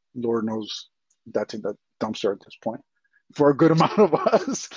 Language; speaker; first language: English; early bilingual, other home language; Spanish